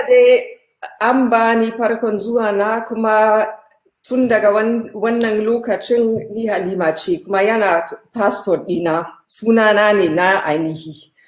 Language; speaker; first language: Hausa; non-native, fluent; German